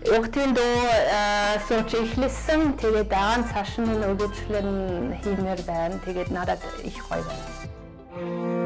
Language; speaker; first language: Mongolian; non-native, learner; German